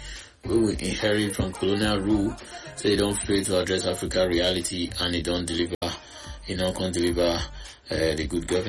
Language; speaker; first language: Nigerian Pidgin; non-native, local second language; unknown